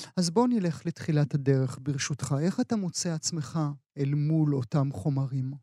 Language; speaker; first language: Hebrew; native; Hebrew